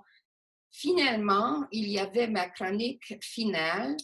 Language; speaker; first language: French; non-native, local second language; English